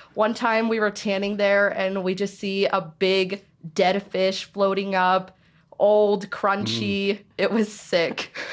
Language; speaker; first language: English; native; English